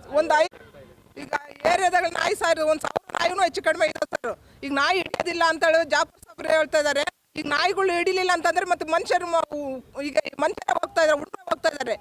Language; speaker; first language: Kannada; native; Kannada